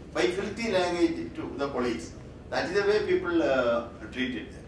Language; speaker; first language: English; non-native, local second language; Malayalam